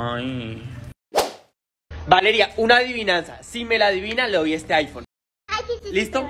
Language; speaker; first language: Spanish; native; Spanish